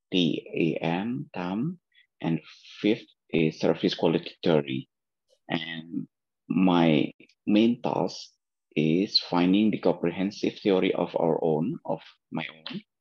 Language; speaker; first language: English; non-native, fluent; Indonesian